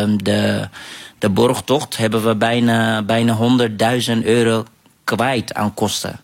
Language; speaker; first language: Dutch; non-native, fluent; Arabic